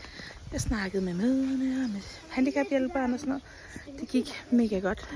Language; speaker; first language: Danish; native; Danish